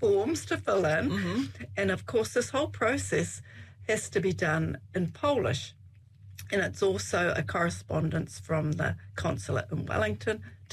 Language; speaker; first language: English; native; English